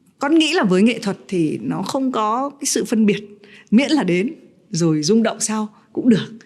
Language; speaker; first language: Vietnamese; native; Vietnamese